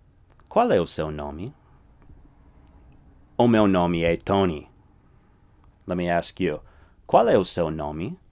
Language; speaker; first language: Portuguese; non-native, fluent; English